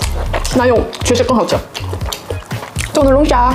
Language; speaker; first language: Chinese; non-native, learner; Korean